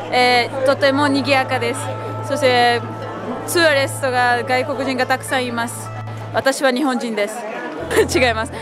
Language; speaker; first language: Japanese; non-native, fluent; Uzbek